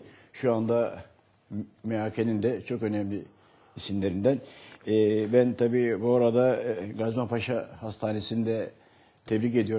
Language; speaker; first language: Turkish; native; Turkish